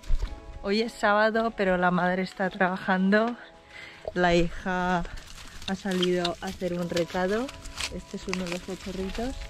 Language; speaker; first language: Spanish; early bilingual, other home language; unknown